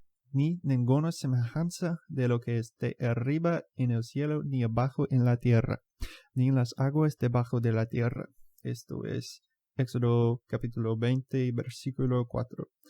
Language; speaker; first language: Spanish; non-native, fluent; English